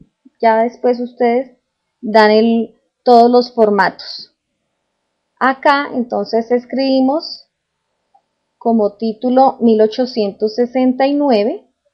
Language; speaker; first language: Spanish; native; Spanish